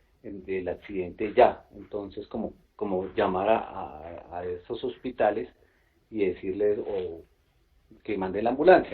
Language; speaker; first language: Spanish; native; Spanish